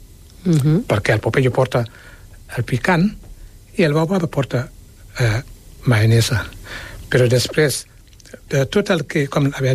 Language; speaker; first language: Catalan; non-native, fluent; Wolof